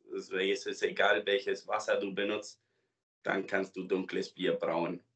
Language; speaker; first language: German; non-native, fluent; Spanish